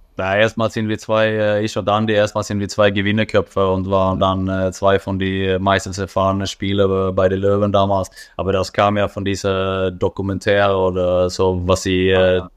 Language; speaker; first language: German; non-native, fluent; Swedish